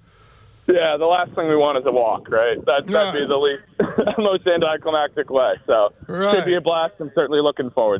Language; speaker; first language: English; native; English